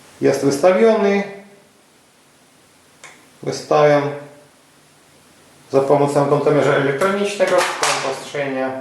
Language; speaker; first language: Polish; non-native, fluent; Ukrainian